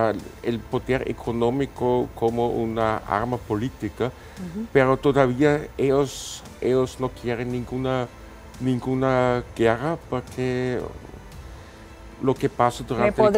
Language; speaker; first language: Spanish; non-native, fluent; German